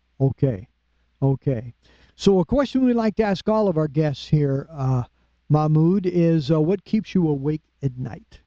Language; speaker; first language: English; native; English